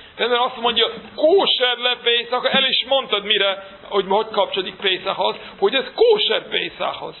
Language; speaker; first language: Hungarian; non-native, fluent; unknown